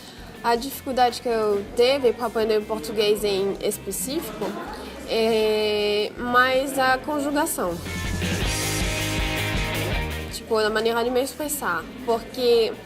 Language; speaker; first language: Portuguese; non-native, fluent; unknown